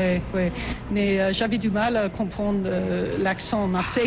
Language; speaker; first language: French; non-native, fluent; English